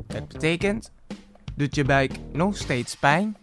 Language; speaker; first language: Dutch; non-native, fluent; Indonesian